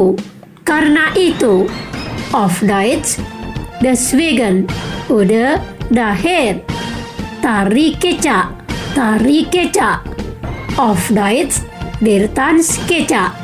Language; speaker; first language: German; non-native, fluent; Indonesian